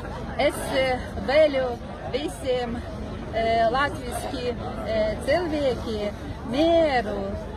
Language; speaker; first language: Latvian; non-native, learner; Ukrainian